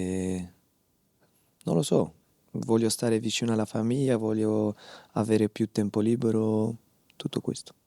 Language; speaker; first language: Italian; non-native, fluent; Dutch